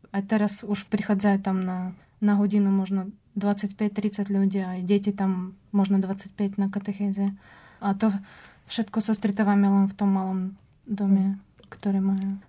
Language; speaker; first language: Slovak; non-native, fluent; Russian